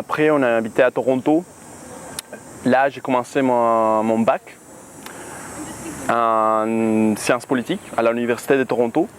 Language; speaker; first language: French; non-native, fluent; Spanish